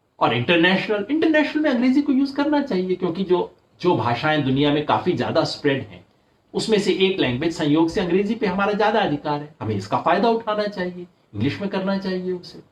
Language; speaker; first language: Hindi; native; Hindi